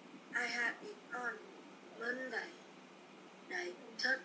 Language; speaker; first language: English; non-native, learner; Vietnamese